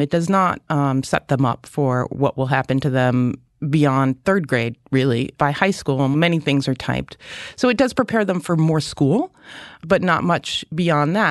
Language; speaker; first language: English; native; English